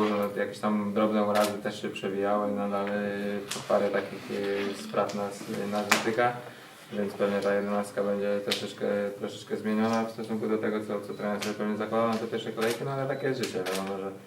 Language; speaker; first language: Polish; native; Polish